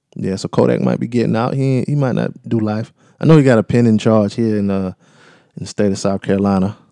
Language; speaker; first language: English; native; English